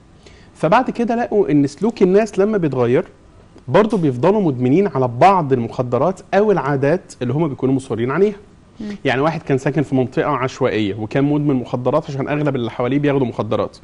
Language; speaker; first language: Arabic; native; Arabic